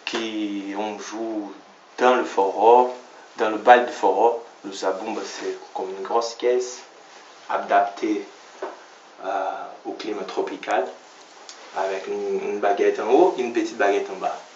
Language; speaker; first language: French; non-native, fluent; Portuguese